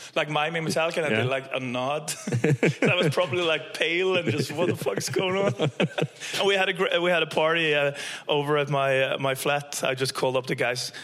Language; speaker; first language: English; non-native, fluent; Norwegian